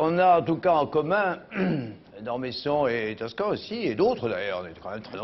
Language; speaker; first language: French; native; French